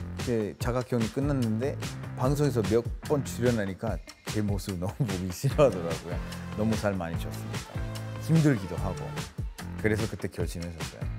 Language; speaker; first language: Korean; non-native, fluent; Spanish